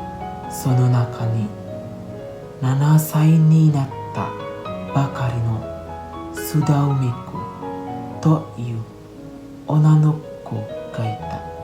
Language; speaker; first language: Japanese; non-native, learner; Indonesian